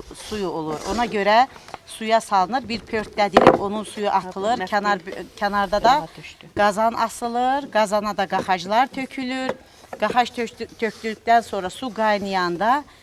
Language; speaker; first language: Azerbaijani; non-native, local second language; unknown